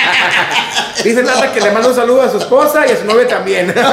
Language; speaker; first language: Spanish; early bilingual, heritage; Spanish